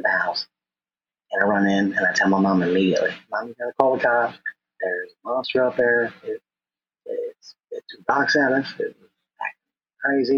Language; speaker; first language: English; native; English